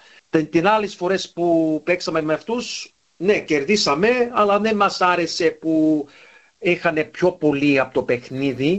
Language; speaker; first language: Greek; early bilingual, heritage; English